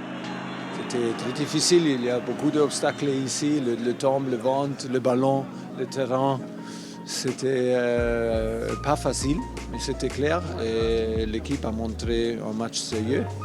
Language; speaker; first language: French; non-native, fluent; German